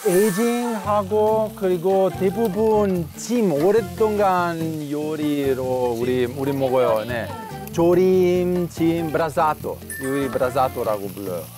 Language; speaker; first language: Korean; non-native, fluent; Italian